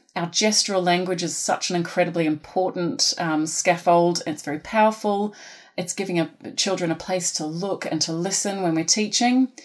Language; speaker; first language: English; native; English